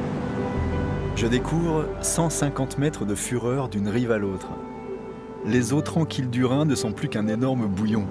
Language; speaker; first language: French; native; French